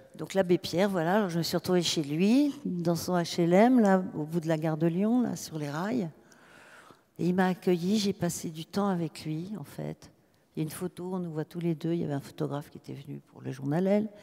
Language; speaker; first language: French; native; French